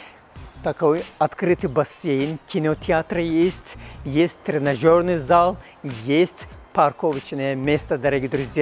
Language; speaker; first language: Russian; non-native, fluent; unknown